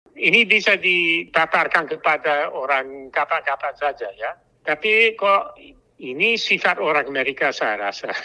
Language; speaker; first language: Indonesian; non-native, fluent; English